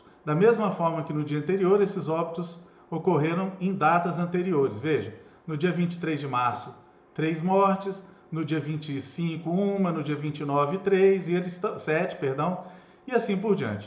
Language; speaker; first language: Portuguese; native; Portuguese